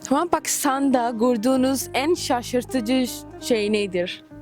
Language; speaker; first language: Turkish; non-native, learner; Urdu